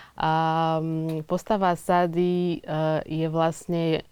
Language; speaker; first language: Slovak; early bilingual, other home language; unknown